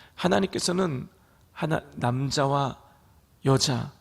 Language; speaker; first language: Korean; native; Korean